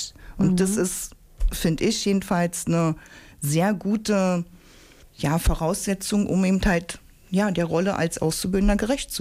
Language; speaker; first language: German; native; German